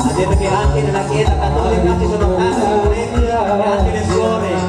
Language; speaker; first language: Italian; non-native, learner; Indonesian